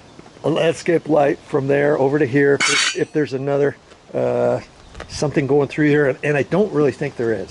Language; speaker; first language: English; native; English